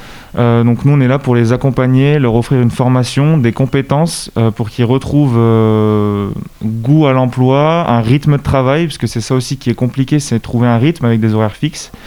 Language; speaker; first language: French; native; French